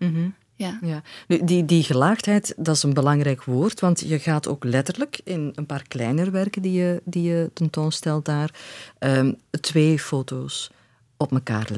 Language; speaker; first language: Dutch; native; Dutch